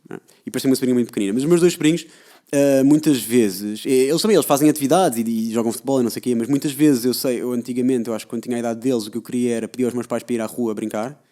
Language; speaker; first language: Portuguese; native; Portuguese